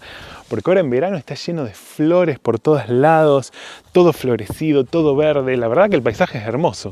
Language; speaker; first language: Spanish; native; Spanish